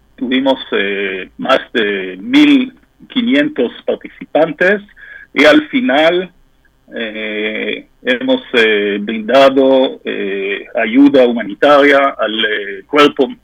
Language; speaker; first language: Spanish; non-native, fluent; French